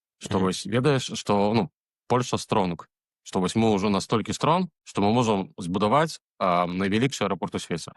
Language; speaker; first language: Belarusian; native; Belarusian